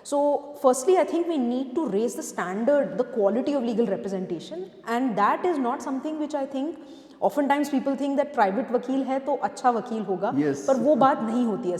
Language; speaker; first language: English; non-native, local second language; Hindi